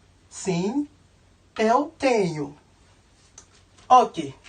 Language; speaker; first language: Portuguese; non-native, learner; Haitian Creole